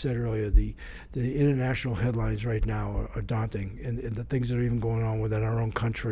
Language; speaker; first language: English; native; English